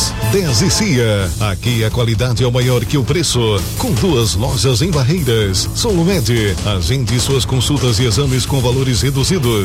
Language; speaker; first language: Portuguese; native; Portuguese